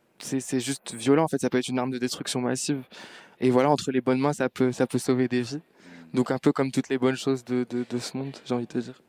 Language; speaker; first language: French; non-native, local second language; Arabic